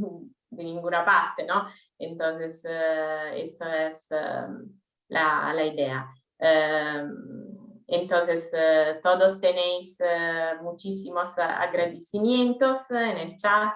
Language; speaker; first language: Spanish; non-native, fluent; Italian